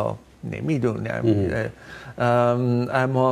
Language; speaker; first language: Persian; non-native, fluent; Dutch